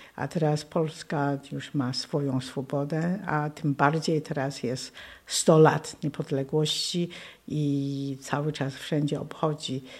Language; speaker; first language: Polish; non-native, fluent; Chinese